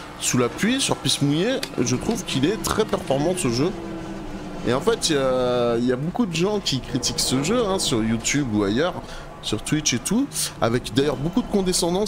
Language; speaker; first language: French; native; French